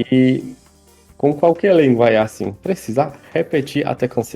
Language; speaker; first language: Portuguese; non-native, fluent; Polish